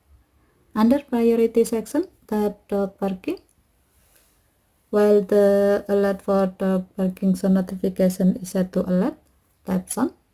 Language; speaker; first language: English; non-native, fluent; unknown